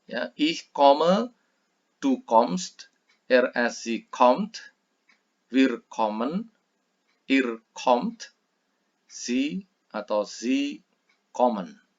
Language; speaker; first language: German; non-native, fluent; Indonesian